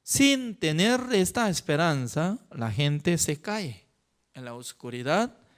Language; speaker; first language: Spanish; non-native, learner; Korean